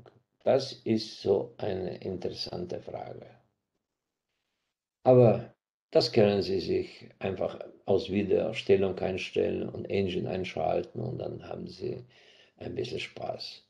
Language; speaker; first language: German; non-native, fluent; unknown